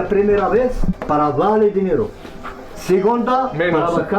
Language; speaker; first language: Spanish; non-native, learner; Arabic